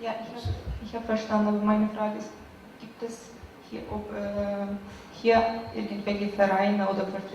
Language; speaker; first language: German; non-native, learner; Azerbaijani